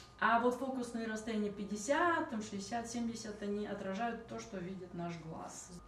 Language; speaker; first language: Russian; native; Russian